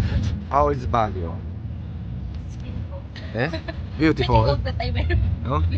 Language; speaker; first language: English; non-native, learner; Japanese